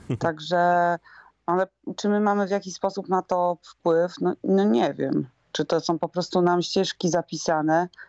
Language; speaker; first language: Polish; native; Polish